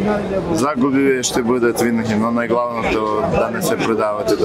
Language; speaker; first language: Bulgarian; non-native, learner; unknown